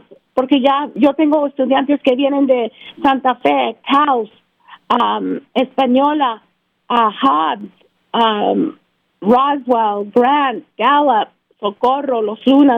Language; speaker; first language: Spanish; early bilingual, heritage; Spanish